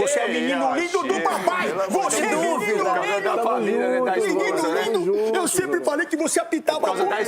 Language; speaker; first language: Portuguese; native; Portuguese